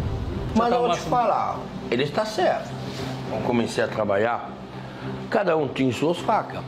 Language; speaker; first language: Portuguese; non-native, fluent; French